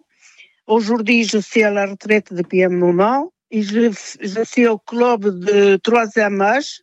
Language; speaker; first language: French; non-native, fluent; Portuguese